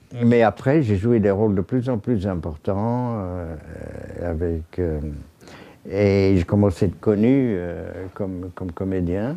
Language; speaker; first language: French; non-native, fluent; English